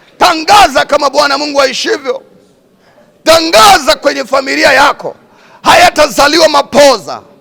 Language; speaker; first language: Swahili; non-native, local second language; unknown